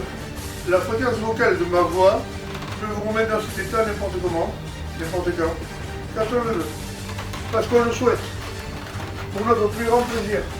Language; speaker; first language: French; native; French